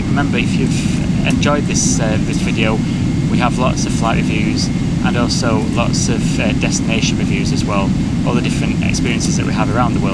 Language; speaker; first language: English; native; English